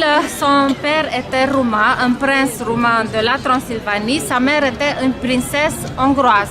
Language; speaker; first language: French; non-native, fluent; Romanian